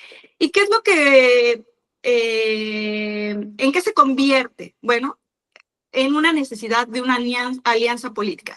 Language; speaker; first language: Spanish; native; Spanish